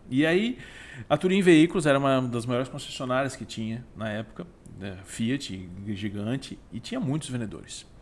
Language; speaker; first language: Portuguese; native; Portuguese